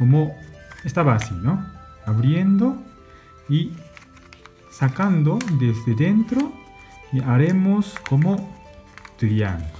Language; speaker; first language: Spanish; non-native, learner; Japanese